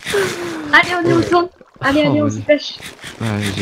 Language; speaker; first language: French; native; French